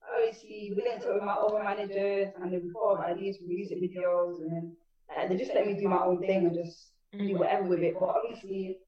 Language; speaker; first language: English; native; English